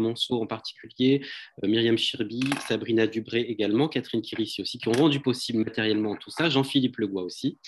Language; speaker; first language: French; native; French